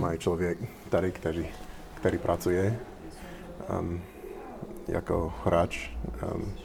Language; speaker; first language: Czech; non-native, learner; English